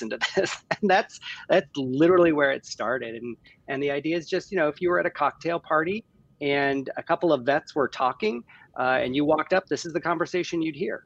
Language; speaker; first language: English; native; English